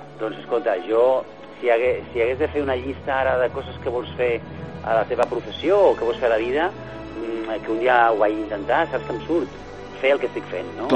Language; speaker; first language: Catalan; non-native, local second language; Spanish